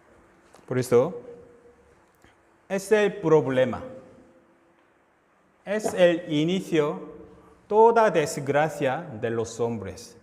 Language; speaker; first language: Spanish; non-native, fluent; Korean